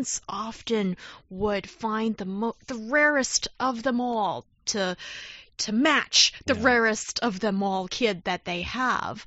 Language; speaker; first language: English; non-native, fluent; Chinese